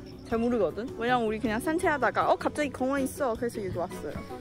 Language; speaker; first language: Korean; non-native, learner; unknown